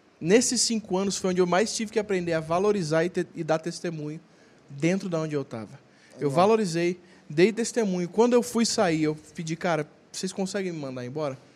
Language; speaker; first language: Portuguese; native; Portuguese